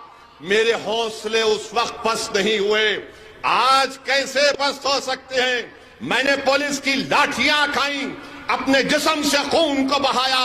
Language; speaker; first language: Urdu; native; Urdu